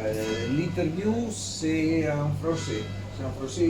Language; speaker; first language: French; non-native, fluent; Italian